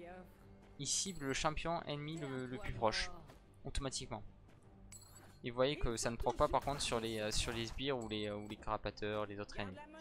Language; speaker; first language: French; native; French